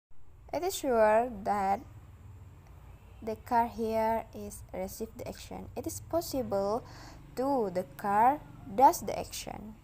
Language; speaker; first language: English; non-native, learner; Indonesian